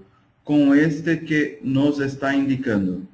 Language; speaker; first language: Spanish; non-native, fluent; Portuguese